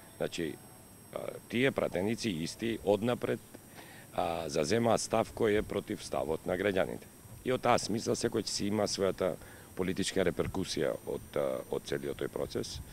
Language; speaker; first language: Macedonian; non-native, local second language; Albanian